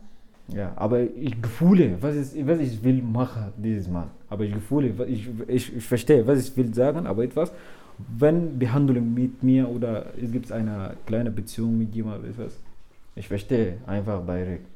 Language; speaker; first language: German; non-native, learner; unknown